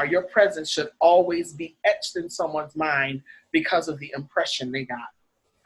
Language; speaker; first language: English; native; English